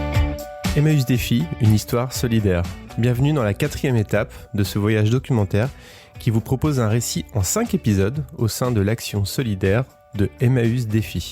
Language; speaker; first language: French; native; French